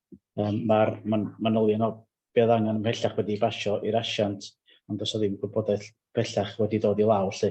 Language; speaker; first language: Welsh; native; Welsh